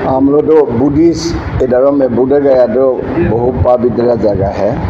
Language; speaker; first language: Hindi; non-native, learner; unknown